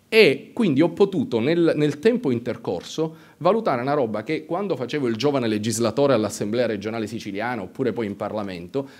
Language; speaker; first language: Italian; native; Italian